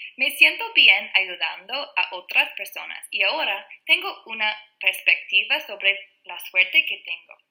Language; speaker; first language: Spanish; non-native, learner; English